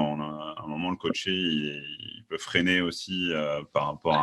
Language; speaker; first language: French; native; French